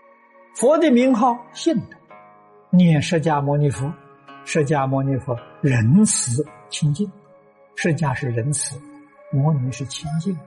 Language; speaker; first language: Chinese; native; Chinese